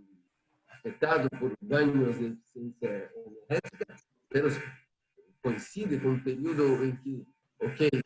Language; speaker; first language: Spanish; non-native, fluent; Portuguese